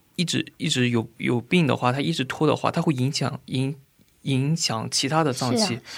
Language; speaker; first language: Chinese; native; Chinese